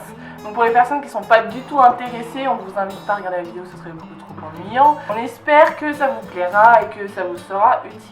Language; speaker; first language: French; native; French